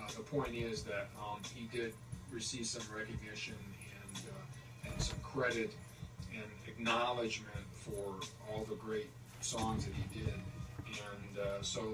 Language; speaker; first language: English; native; English